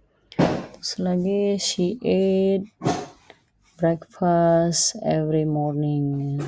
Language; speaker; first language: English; non-native, fluent; Indonesian